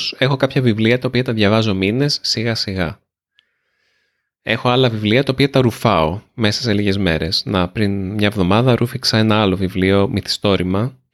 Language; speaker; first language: Greek; native; Greek